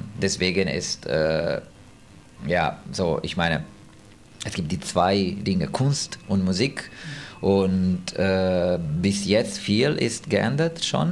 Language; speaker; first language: German; non-native, fluent; Italian